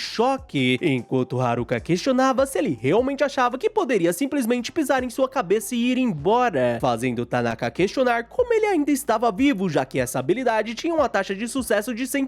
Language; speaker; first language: Portuguese; native; Portuguese